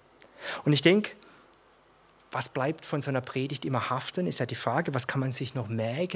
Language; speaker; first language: German; native; German